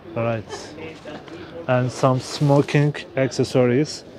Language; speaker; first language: English; non-native, fluent; Turkish